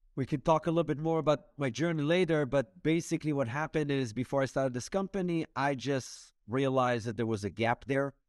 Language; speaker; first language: English; non-native, fluent; Hebrew